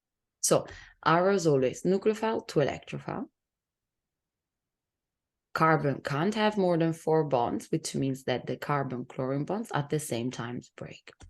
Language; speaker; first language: English; non-native, fluent; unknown